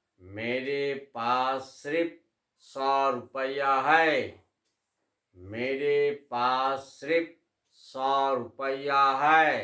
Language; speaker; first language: Hindi; non-native, local second language; Bangla